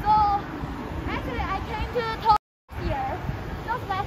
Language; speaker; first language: English; non-native, fluent; Chinese